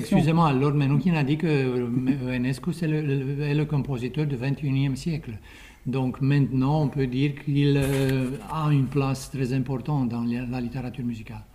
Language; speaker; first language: French; non-native, fluent; Romanian